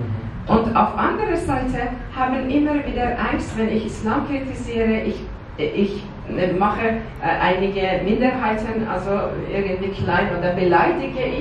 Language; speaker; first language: German; non-native, learner; Persian